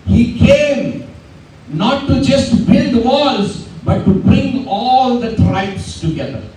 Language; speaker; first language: English; non-native, local second language; Telugu